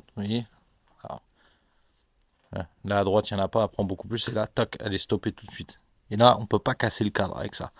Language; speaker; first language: French; native; French